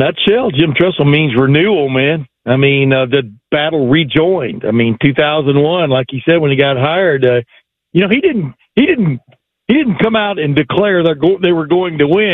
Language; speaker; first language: English; native; English